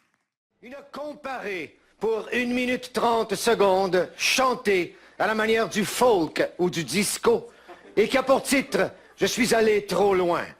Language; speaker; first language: French; native; French